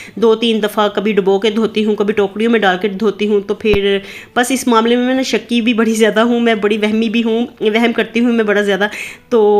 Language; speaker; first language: Urdu; native; Urdu